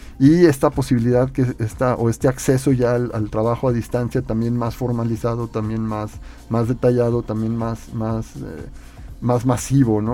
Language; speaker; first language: Spanish; native; Spanish